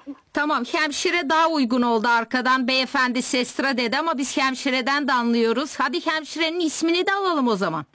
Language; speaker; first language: Turkish; native; Turkish